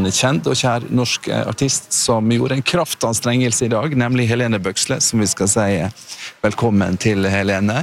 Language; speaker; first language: Norwegian; native; Norwegian